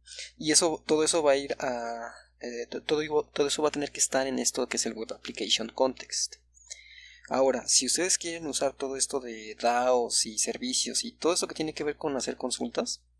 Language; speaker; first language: Spanish; native; Spanish